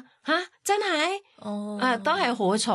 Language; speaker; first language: Cantonese; non-native, fluent; Thai